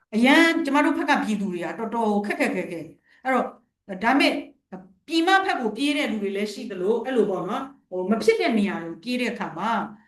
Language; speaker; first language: Burmese; non-native, local second language; Shwe Palaung